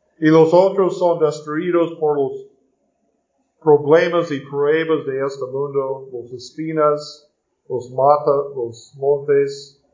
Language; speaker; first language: Spanish; non-native, learner; English